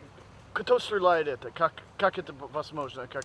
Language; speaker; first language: Russian; non-native, learner; English